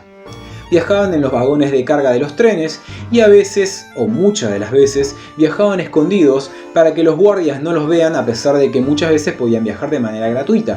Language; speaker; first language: Spanish; native; Spanish